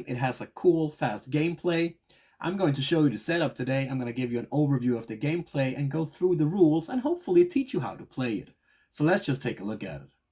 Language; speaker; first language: English; non-native, fluent; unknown